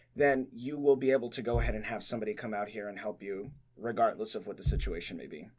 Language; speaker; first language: English; native; English